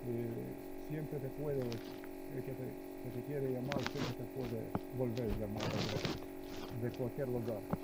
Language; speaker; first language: Spanish; non-native, learner; Slovenian